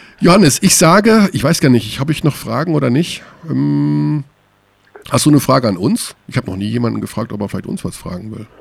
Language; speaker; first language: German; native; German